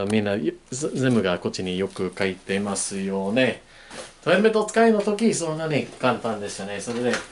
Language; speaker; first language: Japanese; non-native, learner; English